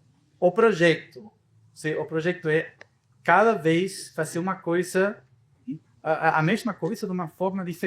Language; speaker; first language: Portuguese; non-native, fluent; Spanish